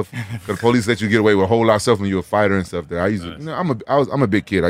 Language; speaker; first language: English; native; English